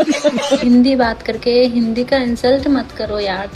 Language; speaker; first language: Hindi; non-native, local second language; Bangla